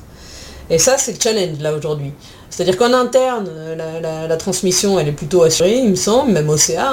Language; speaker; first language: French; native; French